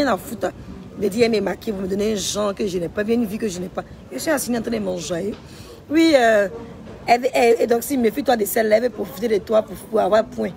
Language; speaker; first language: French; native; French